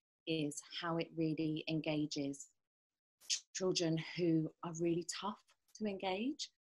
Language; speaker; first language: English; native; English